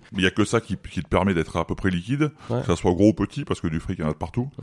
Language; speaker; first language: French; native; French